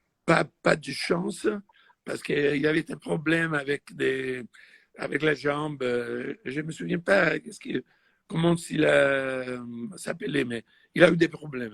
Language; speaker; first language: French; non-native, fluent; Italian